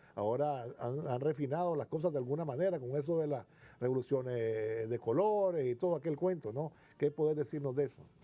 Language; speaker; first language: Spanish; native; Spanish